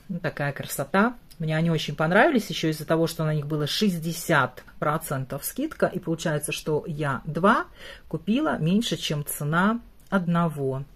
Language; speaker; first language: Russian; native; Russian